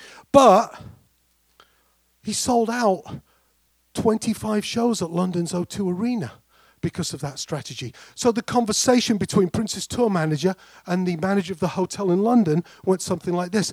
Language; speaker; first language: English; native; English